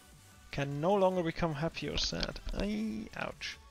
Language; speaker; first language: English; non-native, fluent; German